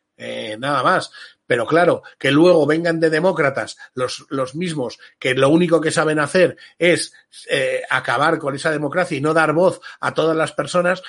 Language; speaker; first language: Spanish; native; Spanish